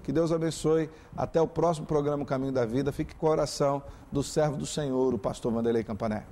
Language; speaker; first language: Portuguese; native; Portuguese